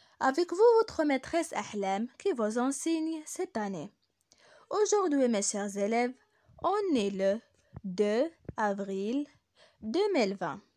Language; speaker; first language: French; non-native, local second language; Arabic